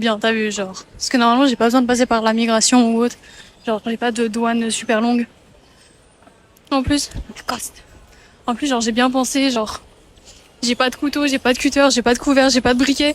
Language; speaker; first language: French; native; French